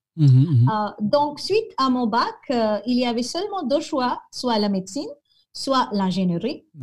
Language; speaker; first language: French; non-native, fluent; Konkani